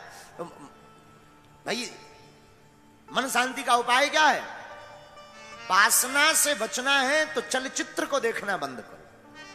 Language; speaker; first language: Hindi; native; Hindi